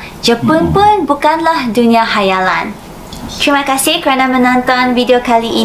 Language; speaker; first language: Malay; non-native, fluent; Japanese